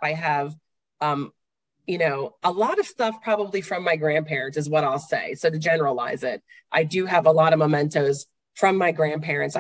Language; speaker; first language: English; native; English